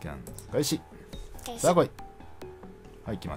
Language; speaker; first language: Japanese; native; Japanese